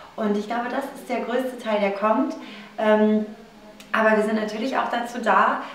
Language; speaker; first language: German; native; German